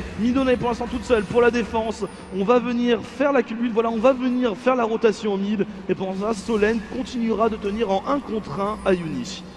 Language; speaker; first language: French; native; French